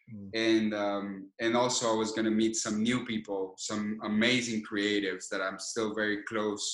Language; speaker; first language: English; non-native, fluent; Spanish